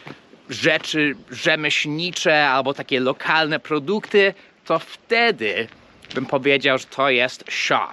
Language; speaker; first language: Polish; non-native, fluent; English